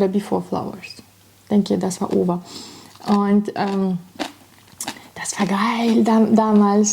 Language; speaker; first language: German; non-native, fluent; Russian